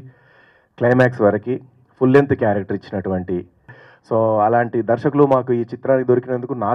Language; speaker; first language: Telugu; native; Telugu